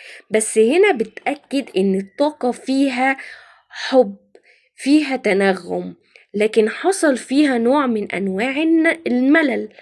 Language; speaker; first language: Arabic; native; Arabic